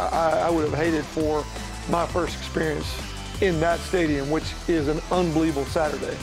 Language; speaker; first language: English; native; English